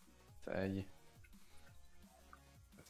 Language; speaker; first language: French; native; French